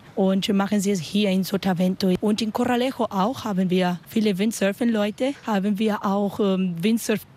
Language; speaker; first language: German; non-native, learner; Spanish